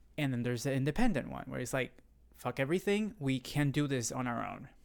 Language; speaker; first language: English; non-native, fluent; Spanish